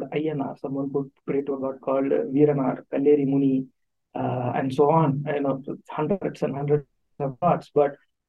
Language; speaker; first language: English; non-native, local second language; Tamil